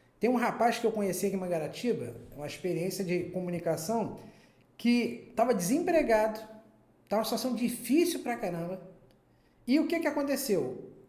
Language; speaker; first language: Portuguese; native; Portuguese